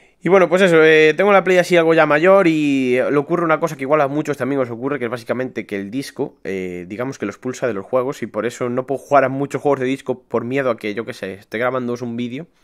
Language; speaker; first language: Spanish; native; Spanish